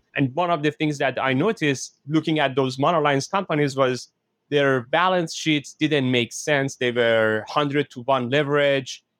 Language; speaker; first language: English; non-native, fluent; Persian